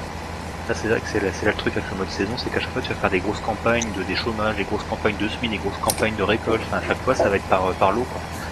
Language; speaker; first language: French; native; French